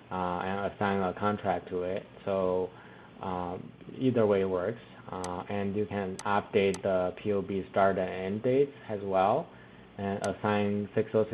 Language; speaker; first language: English; non-native, fluent; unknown